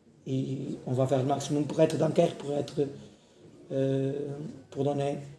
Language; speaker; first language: French; non-native, learner; Portuguese